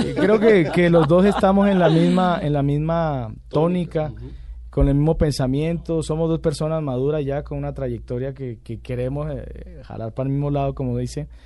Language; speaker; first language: Spanish; native; Spanish